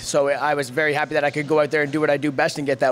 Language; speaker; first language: English; native; English